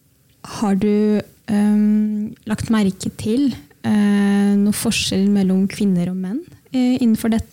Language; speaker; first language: Norwegian; native; Norwegian